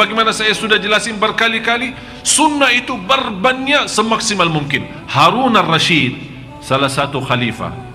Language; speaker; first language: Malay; non-native, fluent; Arabic